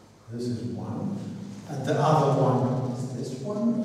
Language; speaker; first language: English; non-native, fluent; Russian